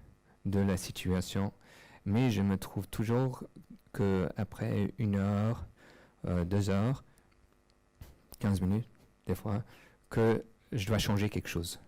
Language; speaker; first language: French; non-native, fluent; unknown